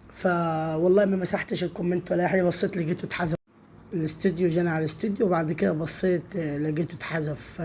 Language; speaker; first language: Arabic; native; Arabic